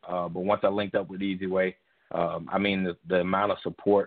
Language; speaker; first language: English; native; English